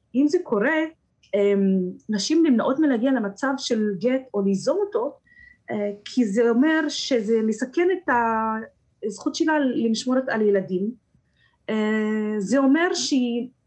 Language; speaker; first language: Hebrew; non-native, local second language; Arabic